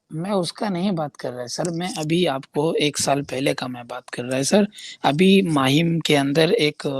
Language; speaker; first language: Hindi; non-native, local second language; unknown